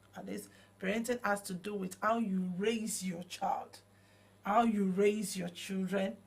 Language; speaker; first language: English; non-native, local second language; Yoruba